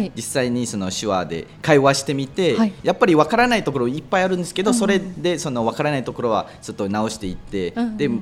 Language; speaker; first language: Japanese; non-native, fluent; Malay